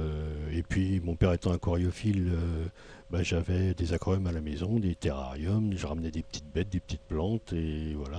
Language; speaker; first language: French; native; French